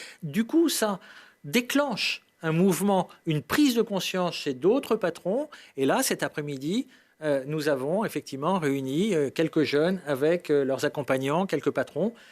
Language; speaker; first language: French; native; French